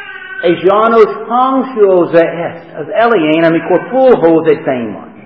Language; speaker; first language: Hungarian; non-native, fluent; English